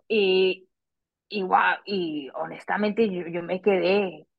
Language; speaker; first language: Spanish; early bilingual, heritage; Spanish